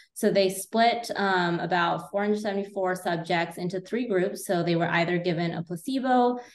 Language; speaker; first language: English; native; English